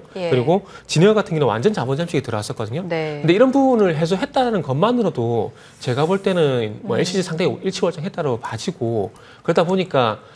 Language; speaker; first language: Korean; native; Korean